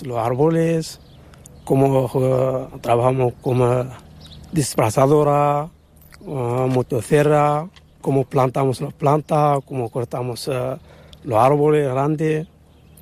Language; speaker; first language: Spanish; non-native, learner; Arabic